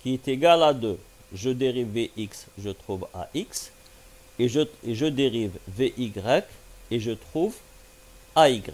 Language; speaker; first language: French; non-native, local second language; Arabic